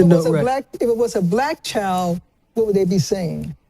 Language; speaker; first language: English; native; English